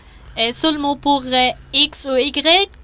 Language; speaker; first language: French; non-native, learner; Arabic